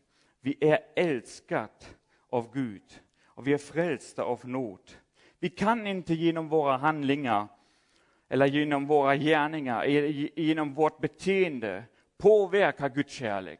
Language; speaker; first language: Swedish; non-native, fluent; German